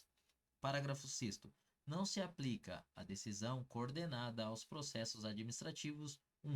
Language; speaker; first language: Portuguese; native; Portuguese